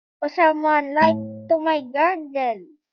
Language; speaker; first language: English; non-native, learner; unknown